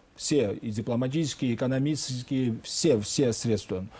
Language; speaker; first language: Russian; non-native, local second language; Georgian